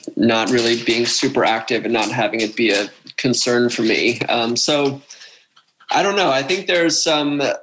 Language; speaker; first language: English; native; English